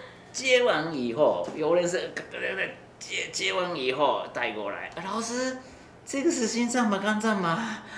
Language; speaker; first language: Chinese; non-native, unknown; Japanese